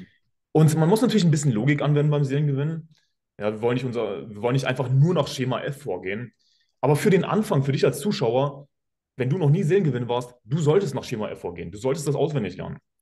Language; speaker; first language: German; native; German